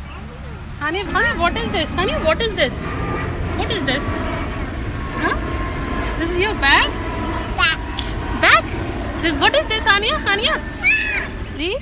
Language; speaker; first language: English; non-native, local second language; Hindi